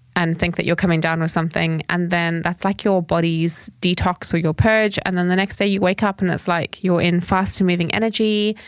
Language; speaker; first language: English; native; English